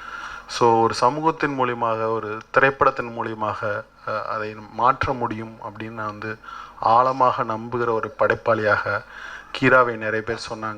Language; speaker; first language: Tamil; native; Tamil